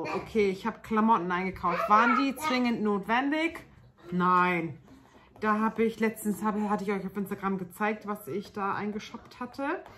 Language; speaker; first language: German; early bilingual, other home language; Turkish